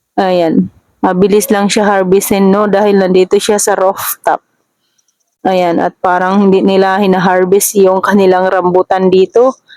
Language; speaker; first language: Filipino; non-native, local second language; Cebuano